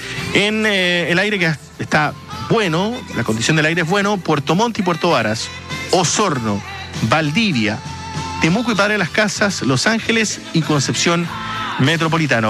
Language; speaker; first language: Spanish; native; Spanish